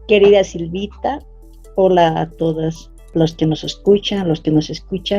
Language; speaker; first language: Spanish; native; Spanish